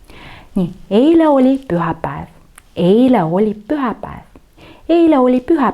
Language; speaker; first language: Estonian; non-native, local second language; Russian